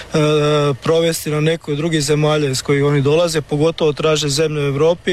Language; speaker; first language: Croatian; native; Croatian